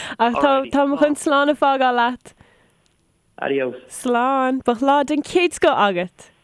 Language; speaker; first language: Irish; non-native, local second language; English